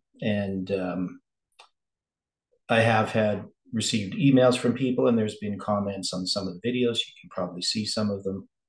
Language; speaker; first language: English; native; English